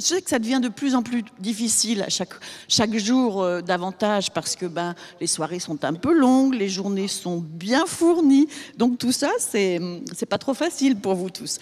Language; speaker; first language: French; native; French